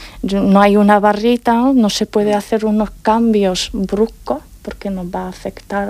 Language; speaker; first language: Spanish; non-native, fluent; Arabic